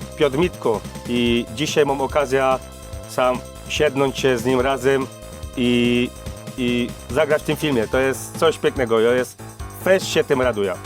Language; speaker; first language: Polish; native; Polish